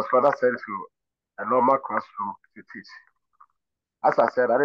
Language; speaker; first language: English; non-native, local second language; Akan